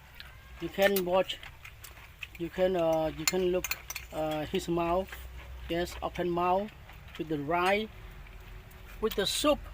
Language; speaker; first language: English; non-native, learner; Khmer